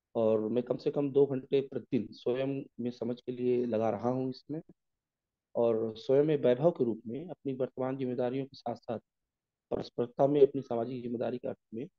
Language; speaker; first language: Hindi; native; Hindi